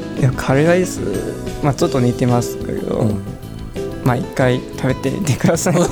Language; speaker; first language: Japanese; non-native, fluent; Chinese